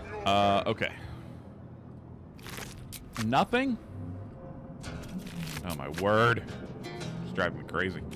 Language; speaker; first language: English; native; English